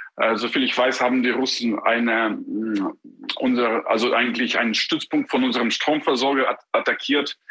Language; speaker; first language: German; non-native, fluent; Ukrainian